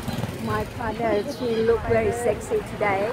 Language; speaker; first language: English; non-native, learner; Thai